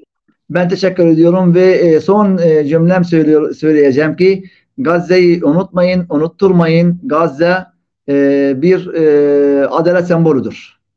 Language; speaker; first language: Turkish; non-native, fluent; Arabic